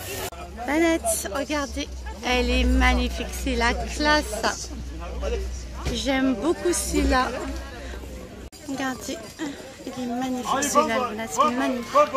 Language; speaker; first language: French; non-native, fluent; Arabic